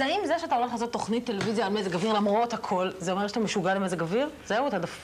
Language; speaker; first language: Hebrew; native; Hebrew